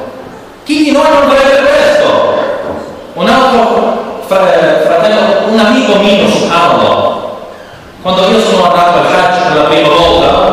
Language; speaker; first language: Italian; non-native, learner; English